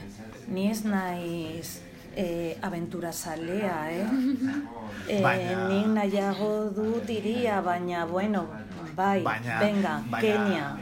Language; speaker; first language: Basque; non-native, learner; Spanish